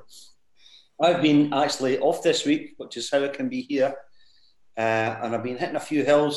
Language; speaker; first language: English; native; English